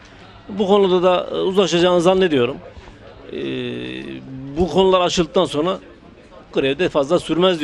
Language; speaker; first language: Turkish; native; Turkish